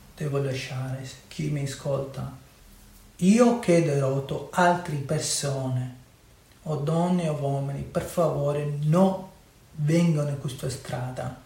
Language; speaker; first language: Italian; non-native, learner; Urdu